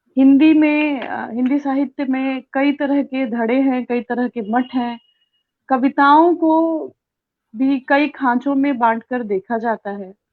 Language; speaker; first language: Hindi; native; Hindi